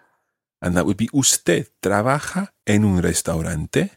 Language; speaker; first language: Spanish; non-native, fluent; English